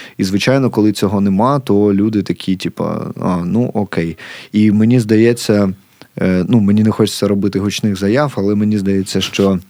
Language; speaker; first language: Ukrainian; native; Ukrainian